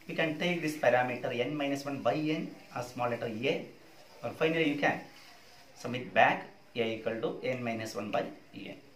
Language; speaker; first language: English; non-native, local second language; Malayalam